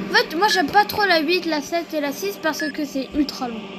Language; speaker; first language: French; native; French